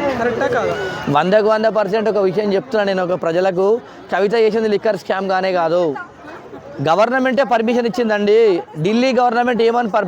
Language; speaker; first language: Telugu; native; Telugu